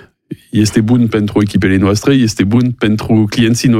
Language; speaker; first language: Romanian; non-native, learner; French